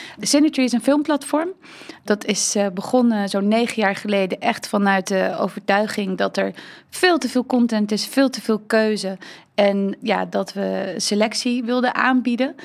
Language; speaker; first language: Dutch; early bilingual, heritage; Dutch